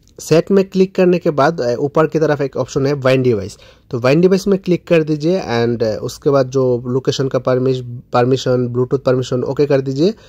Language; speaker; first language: Hindi; non-native, local second language; Bangla